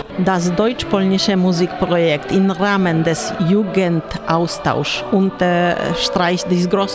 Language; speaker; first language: German; non-native, learner; Polish